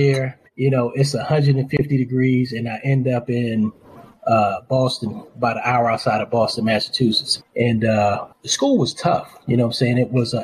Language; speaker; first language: English; native; English